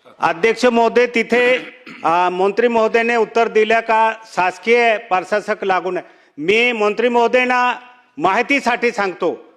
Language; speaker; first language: Marathi; non-native, local second language; Bhili